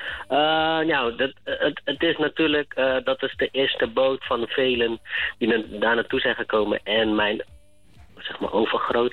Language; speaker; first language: Dutch; native; Dutch